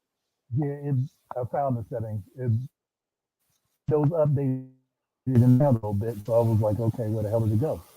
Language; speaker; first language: English; native; English